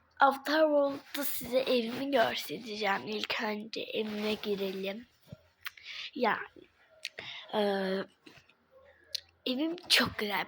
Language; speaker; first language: Turkish; non-native, learner; Azerbaijani